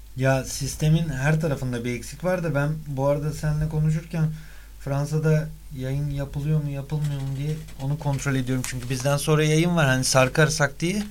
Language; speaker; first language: Turkish; native; Turkish